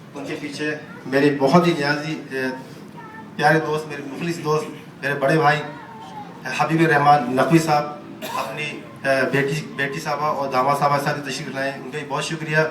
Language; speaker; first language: Urdu; native; Urdu